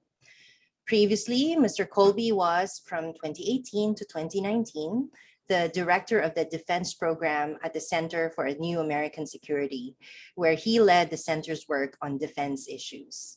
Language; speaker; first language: English; non-native, local second language; Filipino